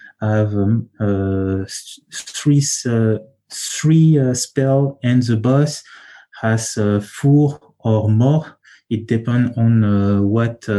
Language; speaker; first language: English; non-native, learner; French